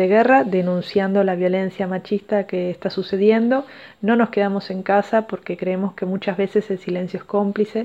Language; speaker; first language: Spanish; native; Spanish